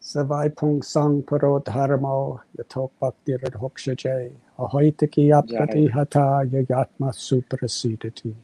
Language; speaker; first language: English; native; English